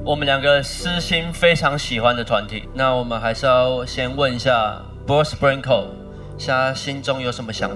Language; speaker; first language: Chinese; native; Chinese